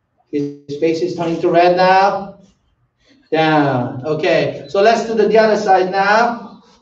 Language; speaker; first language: English; non-native, fluent; Korean